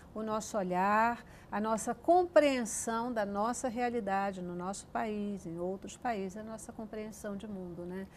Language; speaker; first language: Portuguese; native; Portuguese